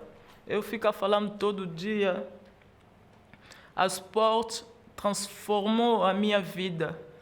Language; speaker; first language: Portuguese; non-native, learner; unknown